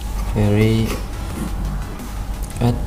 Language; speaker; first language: English; non-native, learner; Indonesian